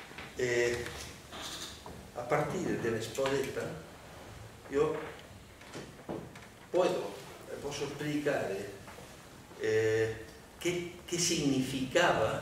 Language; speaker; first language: Italian; non-native, learner; Spanish